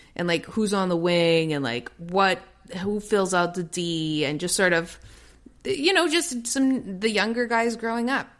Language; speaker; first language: English; native; English